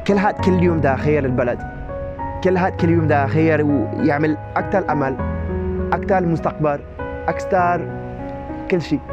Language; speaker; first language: Arabic; non-native, learner; French